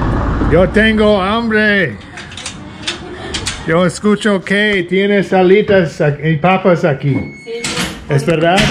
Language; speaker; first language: Spanish; non-native, learner; English